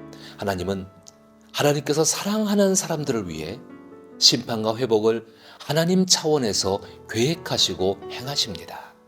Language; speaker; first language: Korean; native; Korean